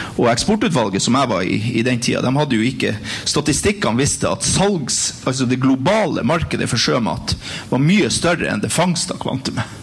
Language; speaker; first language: Norwegian; native; Norwegian